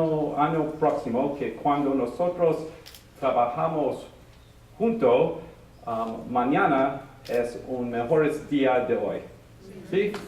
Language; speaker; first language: Spanish; non-native, learner; English